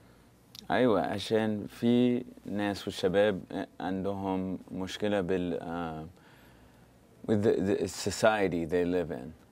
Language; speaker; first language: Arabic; early bilingual, heritage; English